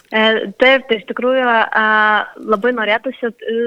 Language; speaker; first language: Lithuanian; native; Lithuanian